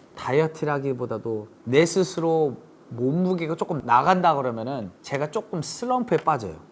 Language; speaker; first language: Korean; early bilingual, heritage; English